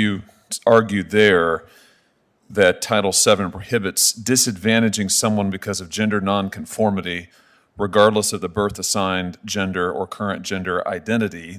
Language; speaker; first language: English; native; English